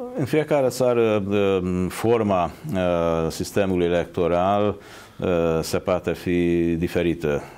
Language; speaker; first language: Romanian; non-native, fluent; Hungarian